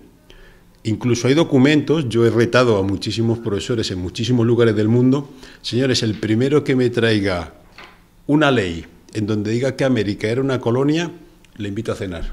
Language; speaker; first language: Spanish; native; Spanish